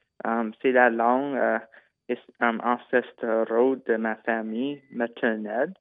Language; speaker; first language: French; non-native, local second language; English